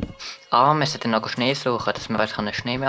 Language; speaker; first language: German; native; German